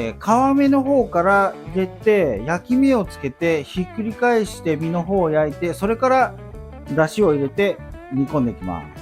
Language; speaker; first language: Japanese; native; Japanese